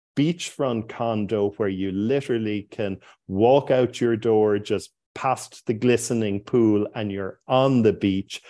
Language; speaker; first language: English; native; English